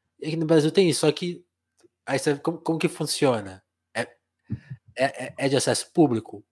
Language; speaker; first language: Portuguese; native; Portuguese